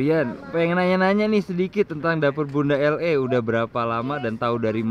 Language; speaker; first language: Indonesian; native; Indonesian